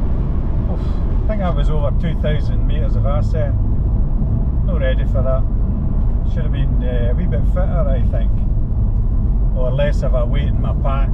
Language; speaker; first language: English; native; English